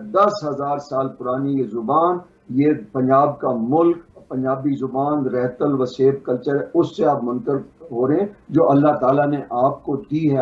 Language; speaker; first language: Urdu; non-native, local second language; Punjabi